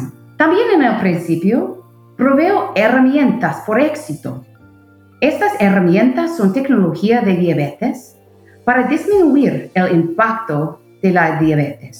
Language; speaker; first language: Spanish; non-native, fluent; English